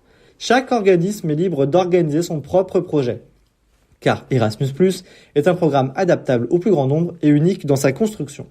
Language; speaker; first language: French; native; French